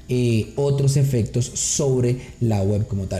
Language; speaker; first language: Spanish; native; Spanish